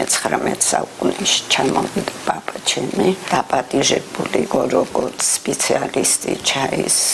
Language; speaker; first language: Georgian; early bilingual, heritage; Georgian